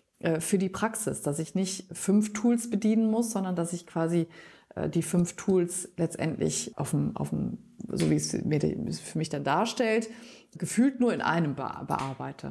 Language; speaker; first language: German; native; German